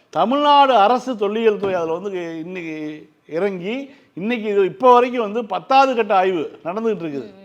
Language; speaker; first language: Tamil; native; Tamil